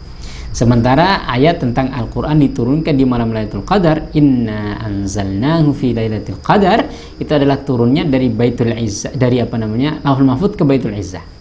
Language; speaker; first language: Indonesian; native; Indonesian